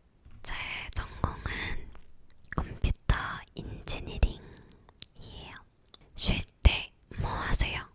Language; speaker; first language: Korean; non-native, learner; English